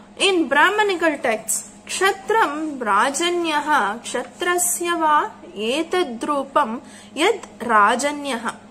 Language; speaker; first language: English; non-native, local second language; Kannada